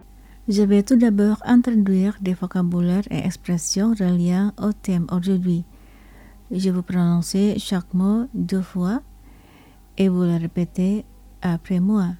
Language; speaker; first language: French; non-native, fluent; Indonesian